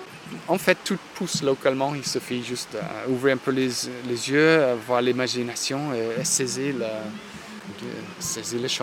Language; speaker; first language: French; non-native, fluent; English